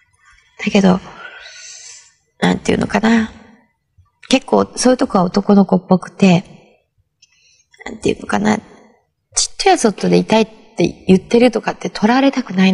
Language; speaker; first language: Japanese; native; Japanese